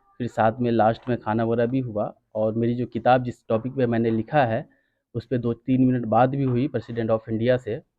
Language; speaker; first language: Hindi; native; Hindi